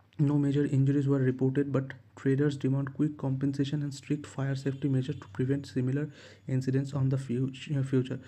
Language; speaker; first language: English; non-native, local second language; Bangla